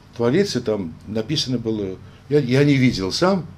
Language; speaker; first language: Russian; non-native, local second language; Armenian